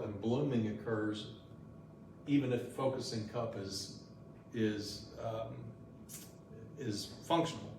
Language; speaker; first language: English; native; English